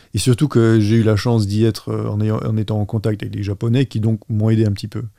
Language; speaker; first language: French; non-native, local second language; Luxembourgish